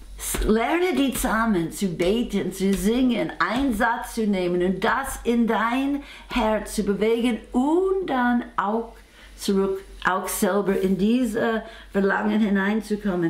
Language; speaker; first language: German; non-native, fluent; English